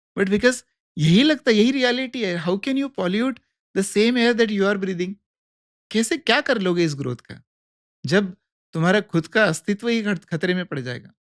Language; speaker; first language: Hindi; native; Hindi